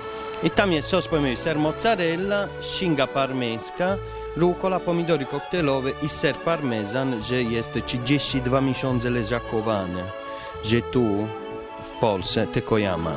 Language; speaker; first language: Polish; non-native, fluent; Italian